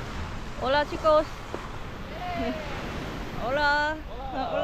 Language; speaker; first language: Spanish; non-native, learner; Korean